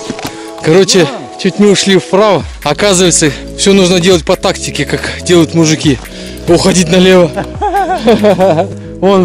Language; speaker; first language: Russian; native; Russian